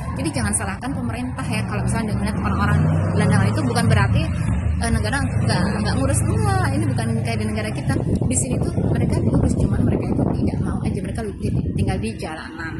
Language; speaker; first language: Indonesian; native; Indonesian